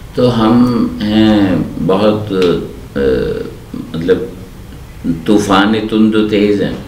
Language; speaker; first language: Urdu; native; Urdu